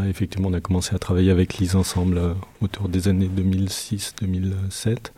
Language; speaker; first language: French; native; French